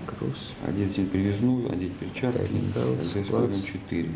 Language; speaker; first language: Russian; native; Russian